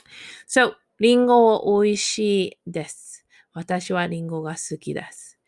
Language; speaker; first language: Japanese; non-native, fluent; English